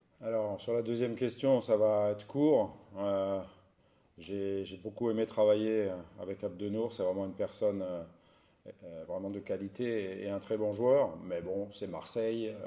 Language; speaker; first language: French; native; French